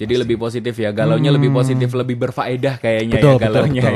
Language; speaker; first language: Indonesian; native; Indonesian